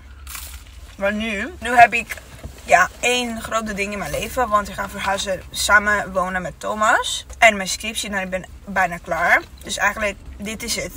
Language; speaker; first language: Dutch; non-native, learner; Italian